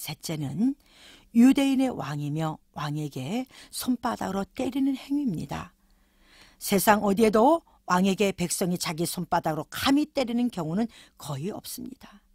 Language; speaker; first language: Korean; native; Korean